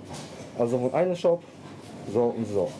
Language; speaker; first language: German; non-native, learner; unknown